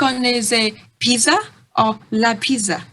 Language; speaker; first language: French; non-native, learner; Vietnamese